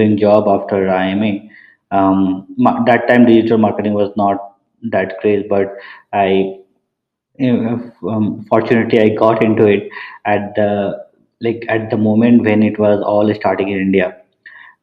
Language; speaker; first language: English; non-native, local second language; Hindi